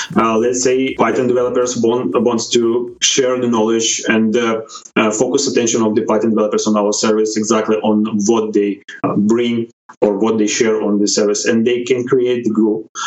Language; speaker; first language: English; non-native, fluent; Ukrainian